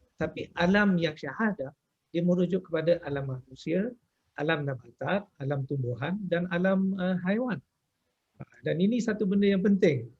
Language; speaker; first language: Malay; native; Malay